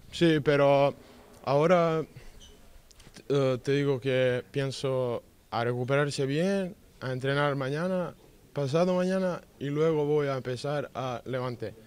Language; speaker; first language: Spanish; non-native, learner; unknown